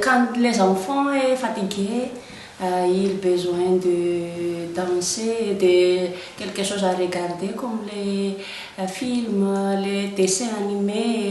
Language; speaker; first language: French; non-native, local second language; Malagasy